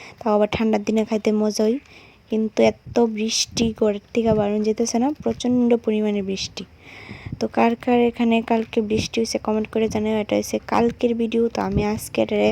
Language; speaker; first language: Bangla; native; Bangla